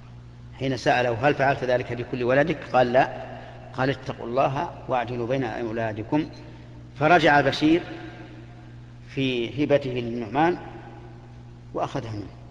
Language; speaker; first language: Arabic; native; Arabic